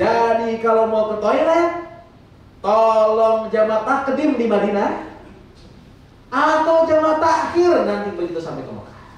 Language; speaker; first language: Indonesian; native; Indonesian